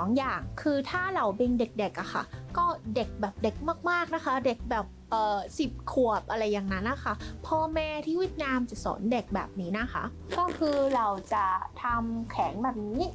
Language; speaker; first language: Thai; non-native, fluent; Vietnamese